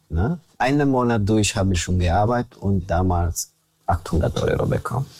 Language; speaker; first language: German; non-native, learner; Romanian